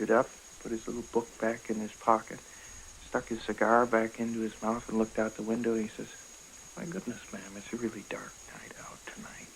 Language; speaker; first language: English; native; English